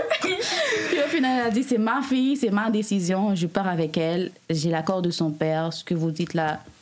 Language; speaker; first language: French; non-native, local second language; Haitian Creole